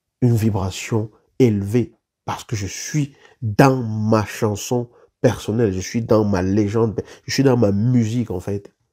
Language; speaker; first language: French; native; French